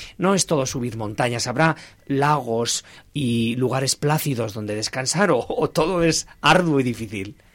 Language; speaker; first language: Spanish; native; Spanish